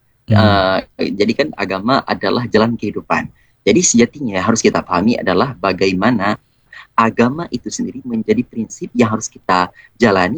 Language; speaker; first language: Indonesian; native; Indonesian